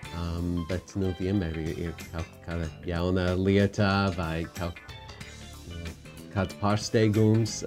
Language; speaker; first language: Latvian; non-native, fluent; English